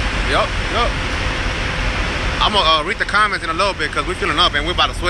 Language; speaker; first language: English; early bilingual, other home language; Spanish